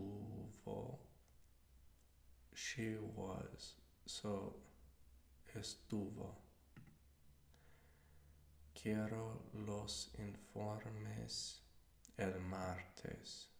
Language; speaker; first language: Spanish; non-native, learner; English